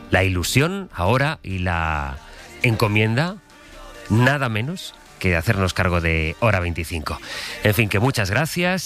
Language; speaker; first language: Spanish; native; Spanish